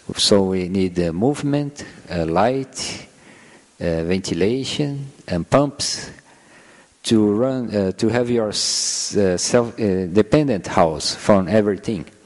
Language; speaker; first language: English; non-native, learner; Portuguese